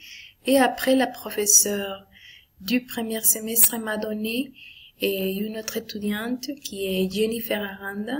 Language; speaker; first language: French; non-native, learner; Spanish